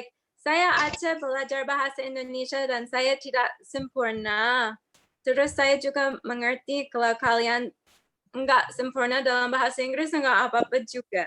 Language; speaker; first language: Indonesian; non-native, learner; English